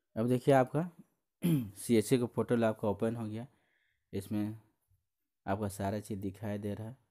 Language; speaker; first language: Hindi; native; Hindi